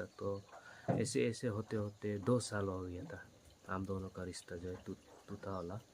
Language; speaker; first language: Hindi; non-native, local second language; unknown